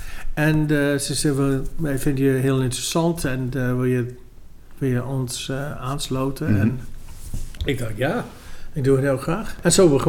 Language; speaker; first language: Dutch; non-native, fluent; English